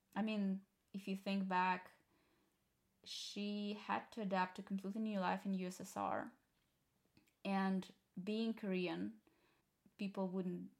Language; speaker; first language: English; non-native, fluent; Russian